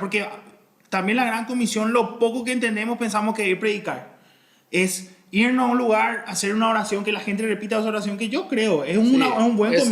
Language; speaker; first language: Spanish; native; Spanish